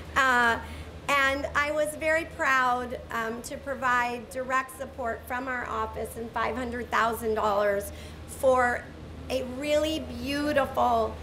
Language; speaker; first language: English; native; English